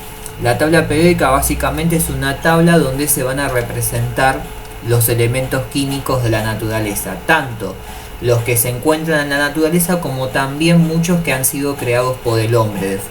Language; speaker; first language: Spanish; native; Spanish